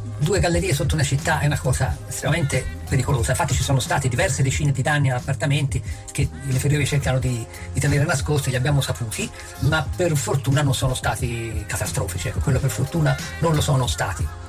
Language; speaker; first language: Italian; native; Italian